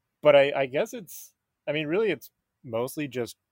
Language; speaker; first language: English; native; English